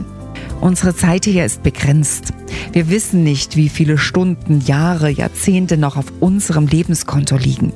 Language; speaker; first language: German; native; German